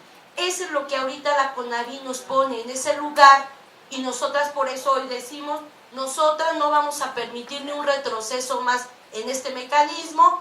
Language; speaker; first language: Spanish; native; Spanish